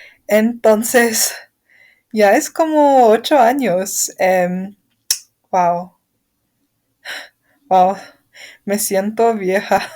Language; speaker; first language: Spanish; non-native, fluent; English